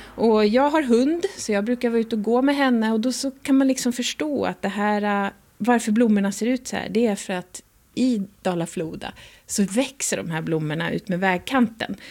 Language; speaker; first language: Swedish; native; Swedish